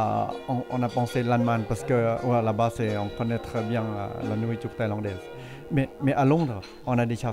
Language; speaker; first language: French; non-native, fluent; Thai